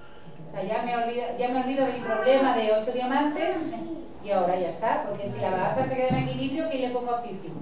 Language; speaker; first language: Spanish; native; Spanish